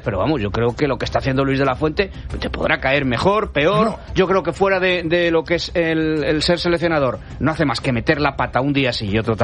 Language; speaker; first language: Spanish; native; Spanish